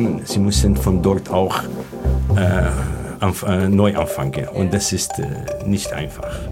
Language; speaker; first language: German; non-native, learner; Arabic